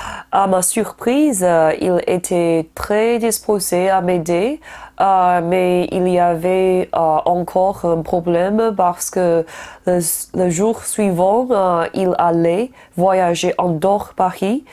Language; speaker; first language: French; non-native, learner; Chinese